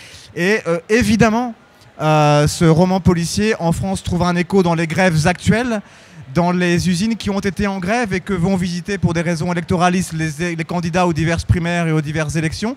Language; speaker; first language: French; native; French